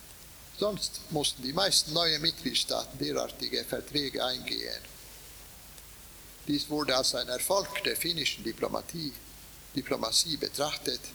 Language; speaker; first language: German; non-native, fluent; Swedish